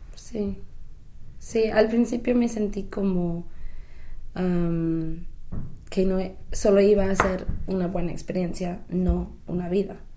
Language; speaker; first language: Spanish; non-native, learner; English